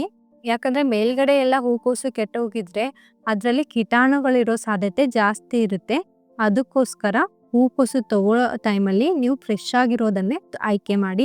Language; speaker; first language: Kannada; native; Kannada